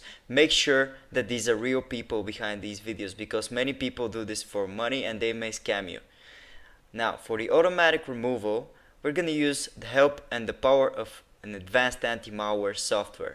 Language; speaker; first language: English; non-native, fluent; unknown